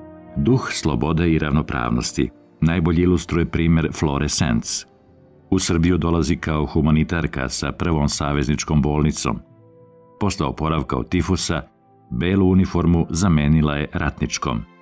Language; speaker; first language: Bosnian; native; Bosnian